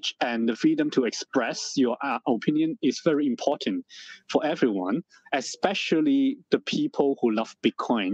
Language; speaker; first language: English; non-native, local second language; Cantonese